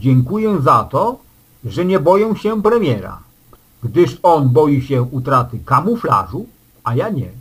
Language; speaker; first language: Polish; native; Polish